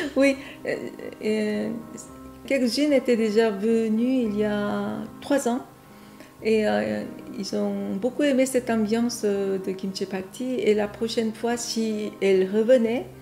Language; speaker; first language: French; non-native, fluent; Korean